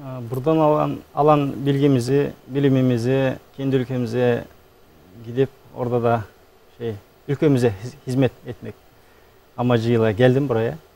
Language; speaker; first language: Turkish; non-native, learner; Kazakh